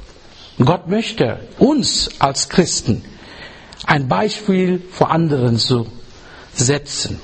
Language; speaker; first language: German; non-native, learner; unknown